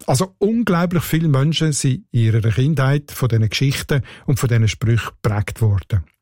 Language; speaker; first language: German; native; German